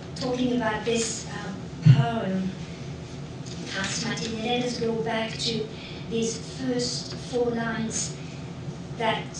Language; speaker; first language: English; non-native, fluent; French